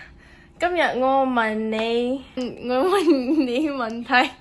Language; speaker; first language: Cantonese; early bilingual, heritage; English